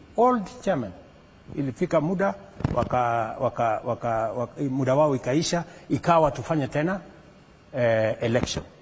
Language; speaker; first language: Swahili; non-native, local second language; Kalenjin